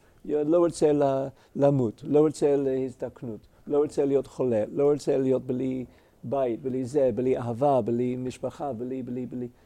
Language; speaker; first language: Hebrew; non-native, fluent; English